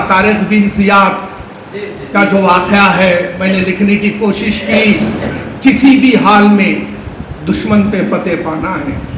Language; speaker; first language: Urdu; native; Urdu